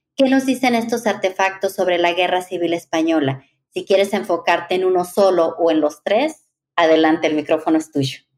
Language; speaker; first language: Spanish; native; Spanish